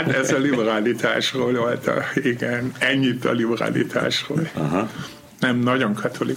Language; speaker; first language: Hungarian; non-native, fluent; German